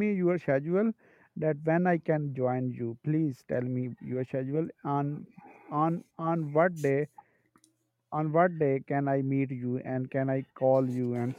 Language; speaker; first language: English; non-native, local second language; Urdu